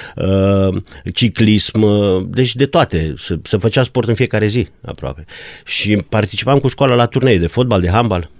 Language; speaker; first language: Romanian; non-native, local second language; German